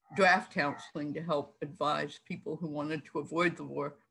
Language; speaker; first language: English; native; English